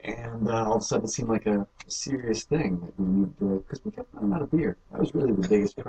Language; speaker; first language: English; native; English